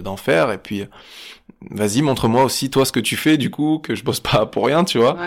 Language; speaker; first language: French; native; French